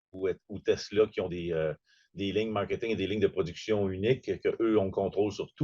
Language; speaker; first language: French; native; French